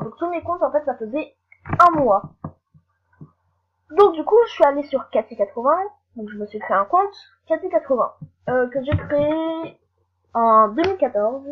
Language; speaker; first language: French; native; French